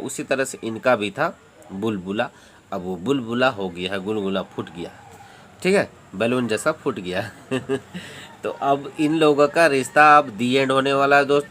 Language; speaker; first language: Hindi; native; Hindi